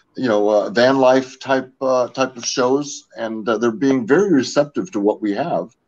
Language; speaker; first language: English; native; English